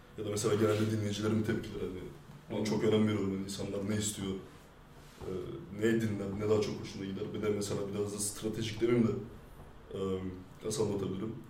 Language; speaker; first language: Turkish; early bilingual, heritage; French